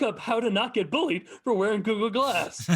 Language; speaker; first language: English; native; English